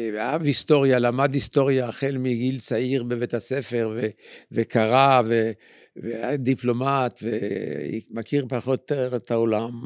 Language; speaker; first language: Hebrew; native; Hebrew